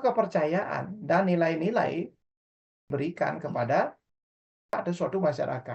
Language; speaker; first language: Indonesian; non-native, local second language; Balinese